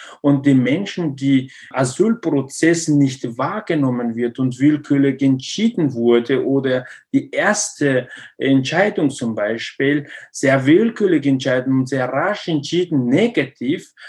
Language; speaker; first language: German; non-native, learner; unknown